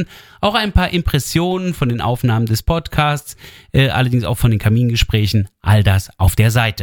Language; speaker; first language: German; native; German